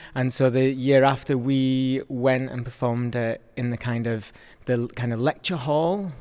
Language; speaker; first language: English; native; English